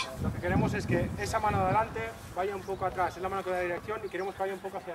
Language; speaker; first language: Spanish; native; Spanish